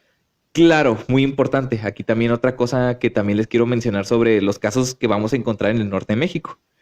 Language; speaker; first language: Spanish; native; Spanish